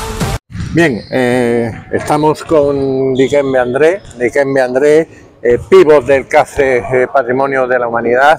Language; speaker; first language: Spanish; native; Spanish